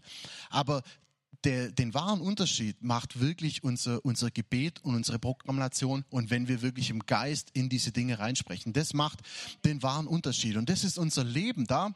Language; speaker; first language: German; native; German